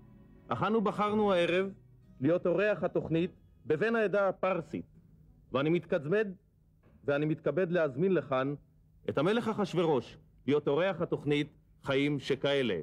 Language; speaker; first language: Hebrew; native; Hebrew